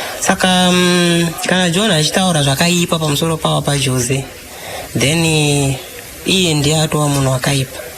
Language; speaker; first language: Shona; non-native, fluent; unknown